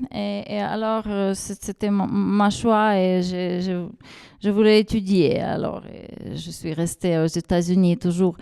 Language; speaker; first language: French; non-native, fluent; Ukrainian